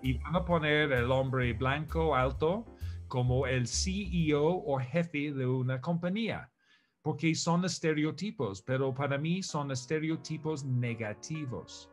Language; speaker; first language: Spanish; non-native, fluent; English